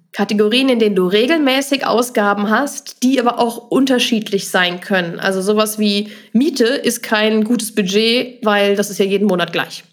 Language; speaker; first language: German; native; German